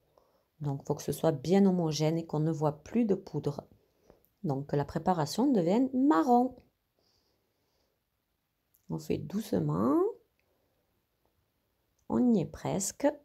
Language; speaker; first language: French; native; French